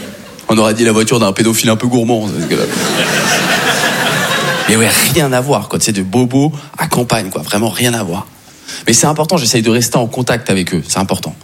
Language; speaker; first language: French; native; French